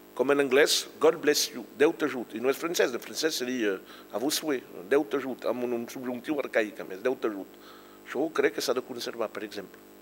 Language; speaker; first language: Catalan; non-native, local second language; French